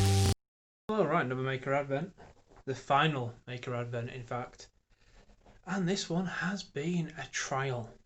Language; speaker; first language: English; native; English